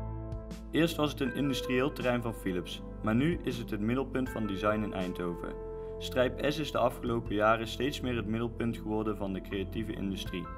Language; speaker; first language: Dutch; native; Dutch